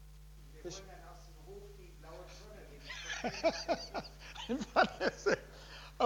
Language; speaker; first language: German; non-native, learner; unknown